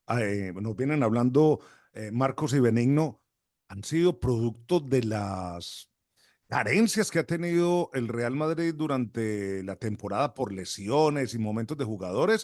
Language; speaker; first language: Spanish; native; Spanish